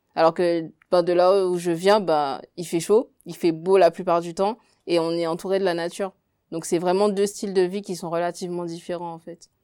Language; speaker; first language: French; native; French